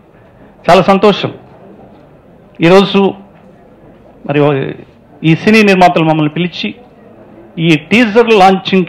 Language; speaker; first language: Telugu; native; Telugu